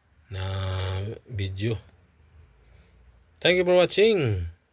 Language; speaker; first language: English; non-native, local second language; Filipino